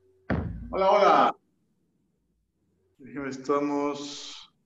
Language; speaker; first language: Spanish; native; Spanish